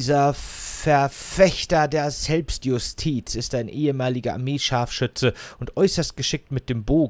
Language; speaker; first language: German; native; German